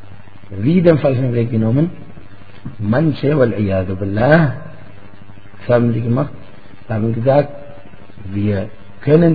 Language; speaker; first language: German; non-native, fluent; Arabic